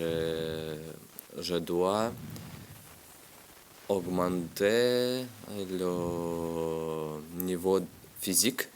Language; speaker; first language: French; non-native, learner; Russian